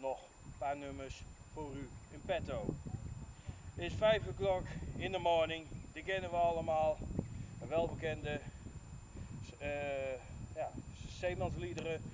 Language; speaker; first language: Dutch; native; Dutch